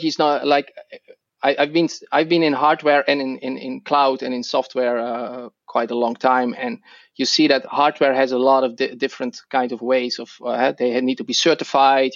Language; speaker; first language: English; non-native, fluent; Dutch